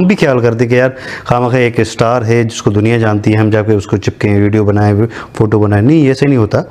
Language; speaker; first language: Urdu; non-native, local second language; Sindhi